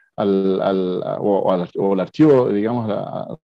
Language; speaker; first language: Spanish; native; Spanish